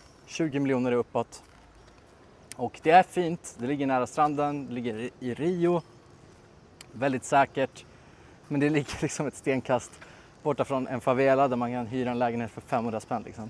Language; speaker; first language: Swedish; native; Swedish